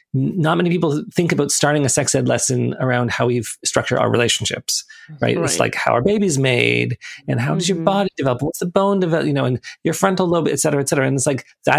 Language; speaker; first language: English; native; English